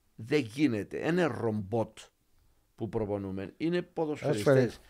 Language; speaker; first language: Greek; native; Greek